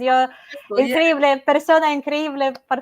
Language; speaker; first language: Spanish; non-native, learner; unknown